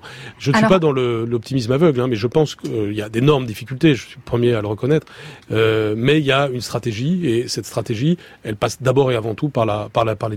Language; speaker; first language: French; native; French